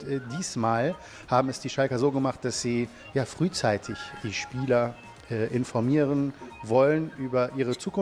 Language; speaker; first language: German; native; German